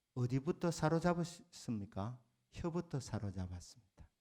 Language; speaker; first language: Korean; native; Korean